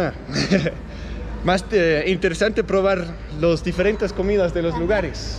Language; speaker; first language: Spanish; non-native, learner; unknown